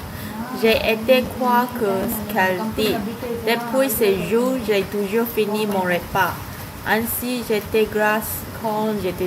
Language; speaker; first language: French; non-native, learner; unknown